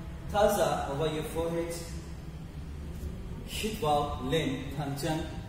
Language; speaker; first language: English; non-native, local second language; Bangla